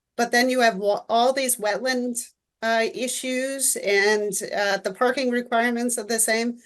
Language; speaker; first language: English; native; English